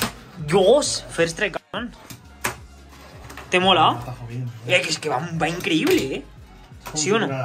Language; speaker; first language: Spanish; native; Spanish